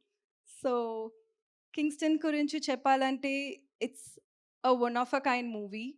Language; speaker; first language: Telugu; non-native, learner; Tamil